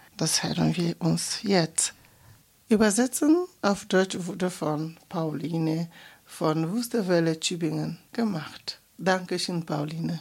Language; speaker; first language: German; non-native, fluent; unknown